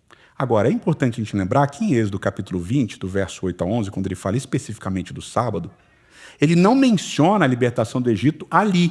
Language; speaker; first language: Portuguese; native; Portuguese